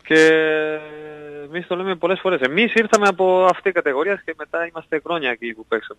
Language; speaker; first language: Greek; non-native, learner; Spanish